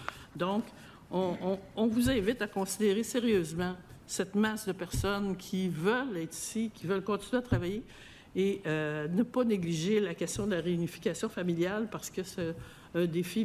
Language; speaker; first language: French; native; French